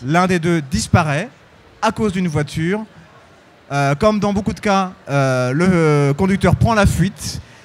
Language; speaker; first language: French; native; French